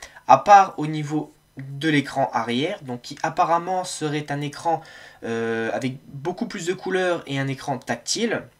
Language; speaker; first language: French; native; French